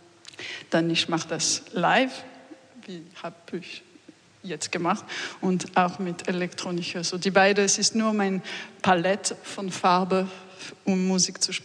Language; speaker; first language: German; non-native, learner; French